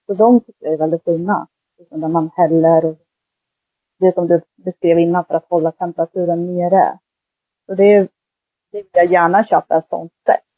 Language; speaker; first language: Swedish; early bilingual, other home language; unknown